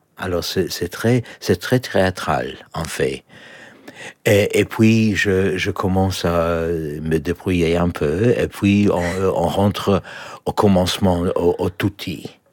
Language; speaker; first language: French; non-native, fluent; English